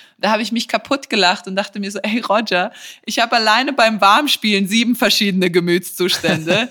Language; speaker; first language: German; early bilingual, other home language; Serbian